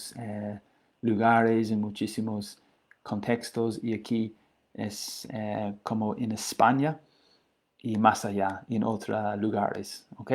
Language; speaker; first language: Spanish; non-native, learner; English